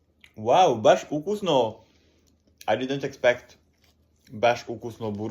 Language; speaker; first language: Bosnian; non-native, learner; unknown